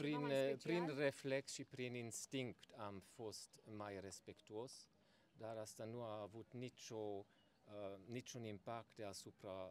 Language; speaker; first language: Romanian; non-native, fluent; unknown